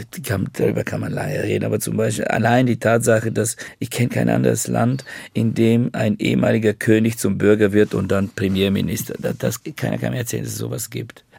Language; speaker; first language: German; non-native, fluent; Bulgarian